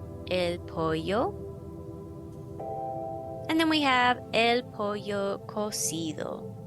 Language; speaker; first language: Spanish; non-native, fluent; English